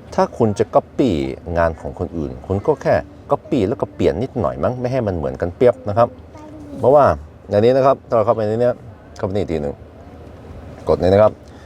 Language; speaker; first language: Thai; non-native, fluent; Norwegian